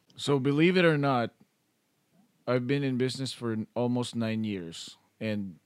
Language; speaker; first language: English; non-native, local second language; Filipino